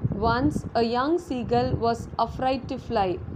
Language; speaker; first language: English; non-native, local second language; Tamil